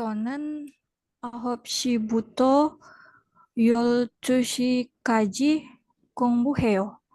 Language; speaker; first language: Korean; non-native, learner; Indonesian